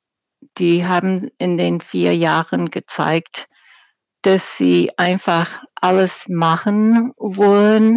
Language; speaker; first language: German; non-native, fluent; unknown